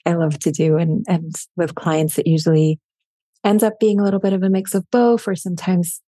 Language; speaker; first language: English; non-native, fluent; German